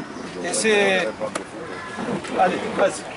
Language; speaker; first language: French; non-native, local second language; Arabic